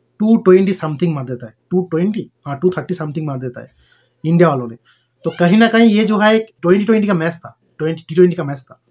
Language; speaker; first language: Hindi; non-native, local second language; Bangla